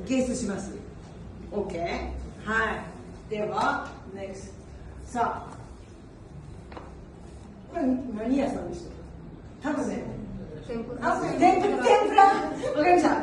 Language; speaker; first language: Japanese; non-native, learner; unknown